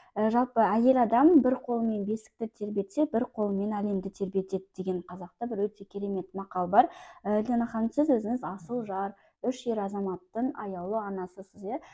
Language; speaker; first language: Kazakh; native; Kazakh